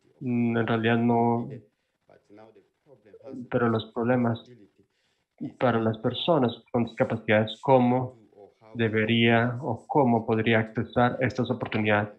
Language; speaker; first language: Spanish; non-native, fluent; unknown